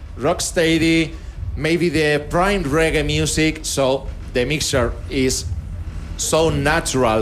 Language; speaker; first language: English; non-native, fluent; Spanish